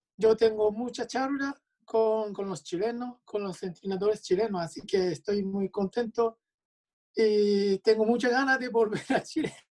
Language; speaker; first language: Spanish; non-native, learner; Japanese